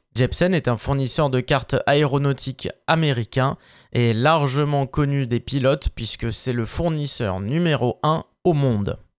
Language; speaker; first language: French; native; French